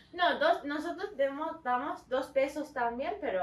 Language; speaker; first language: Spanish; non-native, learner; Turkish